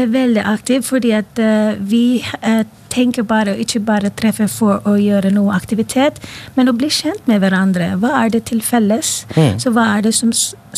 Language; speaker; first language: Norwegian; non-native, fluent; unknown